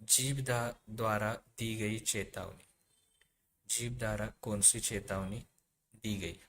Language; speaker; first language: Hindi; non-native, local second language; Marathi